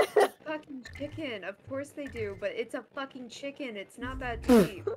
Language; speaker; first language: English; native; English